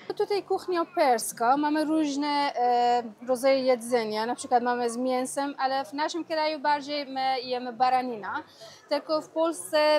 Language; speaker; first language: Polish; non-native, learner; Persian